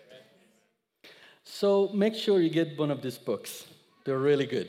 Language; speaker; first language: English; non-native, fluent; Persian